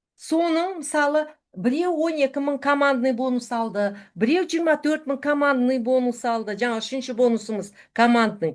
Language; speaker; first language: Russian; non-native, local second language; Kazakh